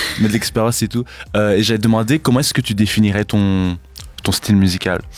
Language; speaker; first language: French; native; French